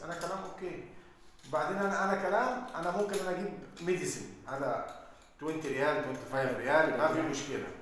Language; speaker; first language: Arabic; non-native, learner; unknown